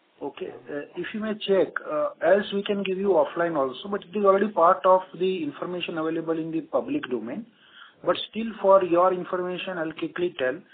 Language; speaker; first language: English; non-native, local second language; Gujarati